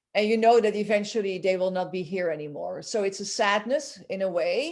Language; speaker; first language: English; non-native, fluent; Dutch